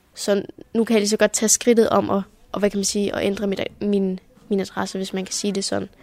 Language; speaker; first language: Danish; early bilingual, heritage; Danish